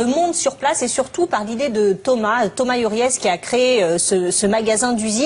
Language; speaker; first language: French; native; French